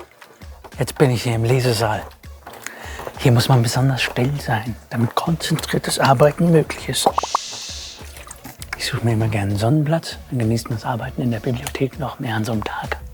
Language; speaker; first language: German; native; German